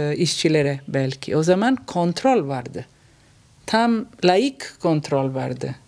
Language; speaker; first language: Turkish; non-native, learner; Italian